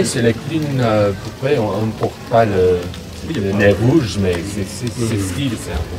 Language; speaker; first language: French; non-native, learner; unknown